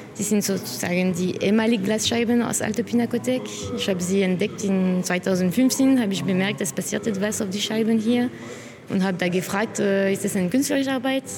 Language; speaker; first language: German; non-native, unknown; French